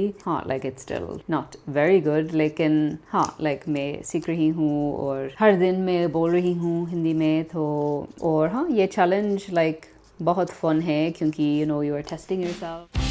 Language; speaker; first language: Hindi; non-native, learner; English